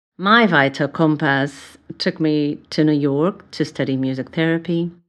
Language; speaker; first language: English; non-native, fluent; Portuguese